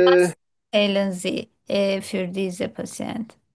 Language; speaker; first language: German; non-native, learner; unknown